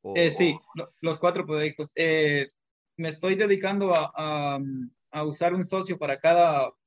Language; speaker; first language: Spanish; native; Spanish